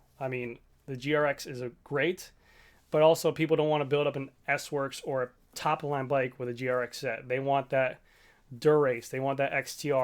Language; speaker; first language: English; native; English